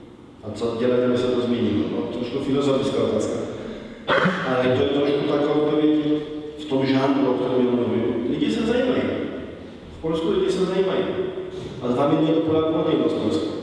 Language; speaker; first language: Czech; non-native, fluent; Polish